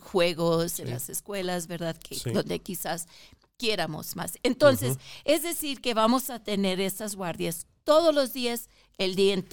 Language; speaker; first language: Spanish; early bilingual, heritage; Spanish